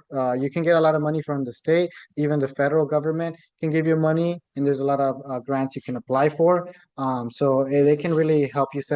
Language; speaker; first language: English; early bilingual, other home language; Spanish